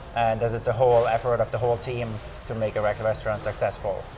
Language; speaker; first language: English; non-native, fluent; German